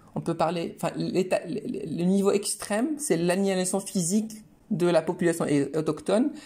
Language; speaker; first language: French; non-native, local second language; Arabic